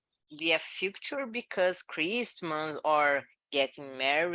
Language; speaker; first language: English; non-native, learner; Portuguese